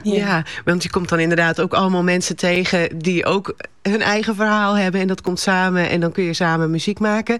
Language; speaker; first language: Dutch; non-native, local second language; Western Frisian